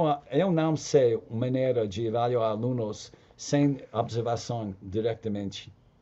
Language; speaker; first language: Portuguese; non-native, learner; English